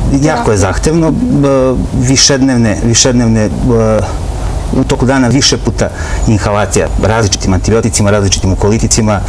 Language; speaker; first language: Serbian; native; Serbian